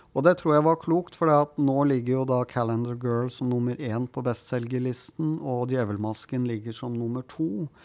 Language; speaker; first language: Norwegian; native; Norwegian